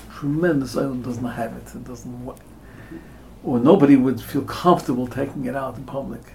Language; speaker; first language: English; native; English